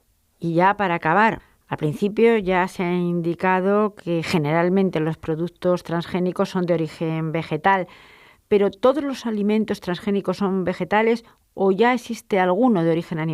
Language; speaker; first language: Spanish; native; Spanish